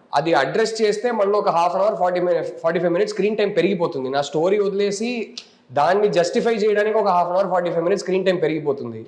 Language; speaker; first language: Telugu; non-native, local second language; Tamil